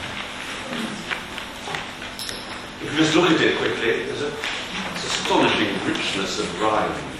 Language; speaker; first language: English; native; English